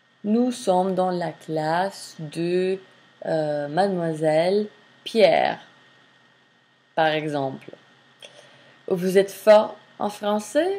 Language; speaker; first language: French; non-native, fluent; English